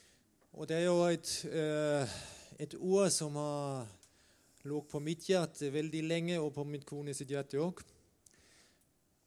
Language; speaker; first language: Norwegian; non-native, fluent; German